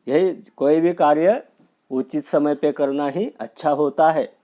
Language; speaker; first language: Hindi; non-native, local second language; Marathi